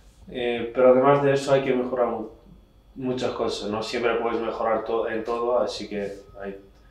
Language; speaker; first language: Spanish; non-native, fluent; Slovenian